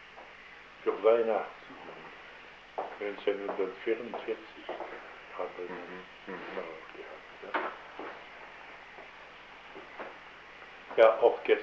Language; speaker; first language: German; non-native, learner; French